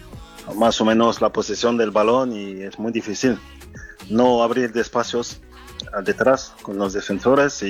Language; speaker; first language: Spanish; non-native, fluent; French